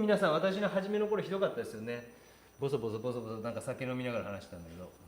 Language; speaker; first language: Japanese; native; Japanese